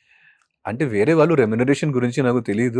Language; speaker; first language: Telugu; non-native, fluent; Hindi